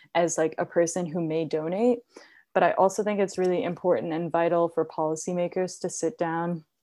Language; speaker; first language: English; non-native, local second language; Hindi